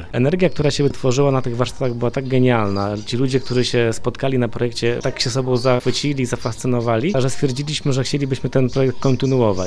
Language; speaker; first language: Polish; native; Polish